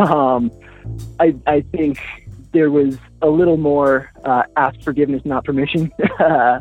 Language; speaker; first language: English; native; English